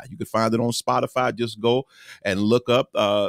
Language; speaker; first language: English; native; English